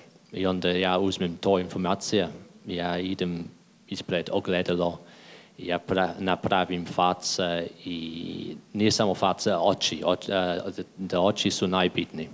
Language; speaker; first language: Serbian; non-native, learner; English